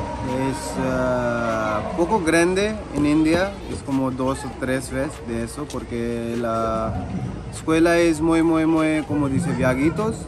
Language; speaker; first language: Spanish; non-native, learner; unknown